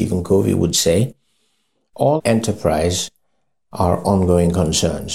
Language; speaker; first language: English; non-native, local second language; Yoruba